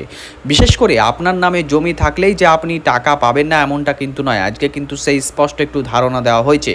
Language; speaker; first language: Bangla; native; Bangla